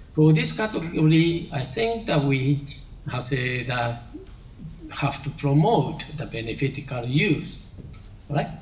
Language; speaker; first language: English; non-native, learner; Japanese